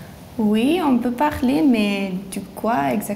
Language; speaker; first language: French; non-native, learner; Lithuanian